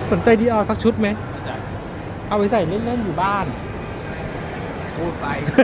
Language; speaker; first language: Thai; native; Thai